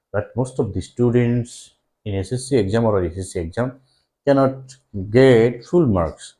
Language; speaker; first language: English; non-native, local second language; Bangla